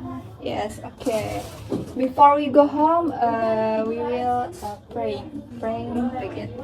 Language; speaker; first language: English; non-native, learner; Indonesian